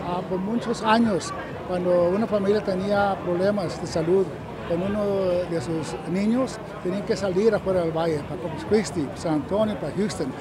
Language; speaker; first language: Spanish; early bilingual, heritage; Spanish